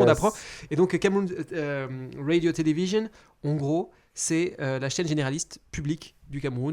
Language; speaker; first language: French; native; French